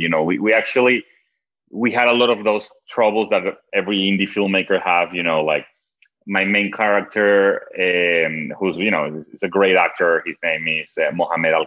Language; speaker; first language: English; non-native, fluent; Spanish